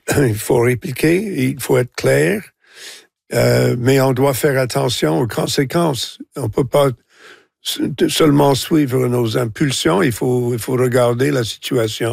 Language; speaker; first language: French; non-native, local second language; English